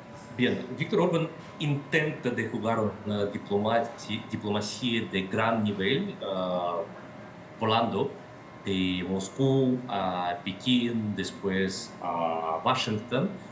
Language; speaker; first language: Spanish; non-native, fluent; Russian